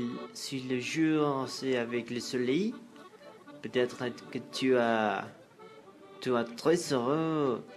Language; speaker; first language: French; non-native, learner; Spanish